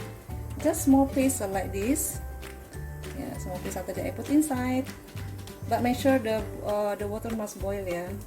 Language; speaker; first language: English; non-native, learner; Indonesian